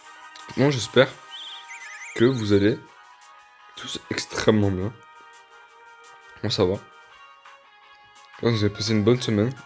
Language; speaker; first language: French; native; French